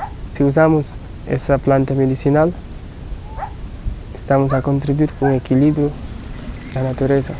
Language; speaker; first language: Spanish; non-native, learner; Portuguese